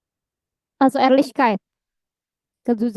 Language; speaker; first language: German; non-native, fluent; Indonesian